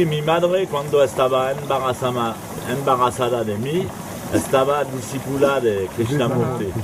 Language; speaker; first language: Spanish; non-native, fluent; French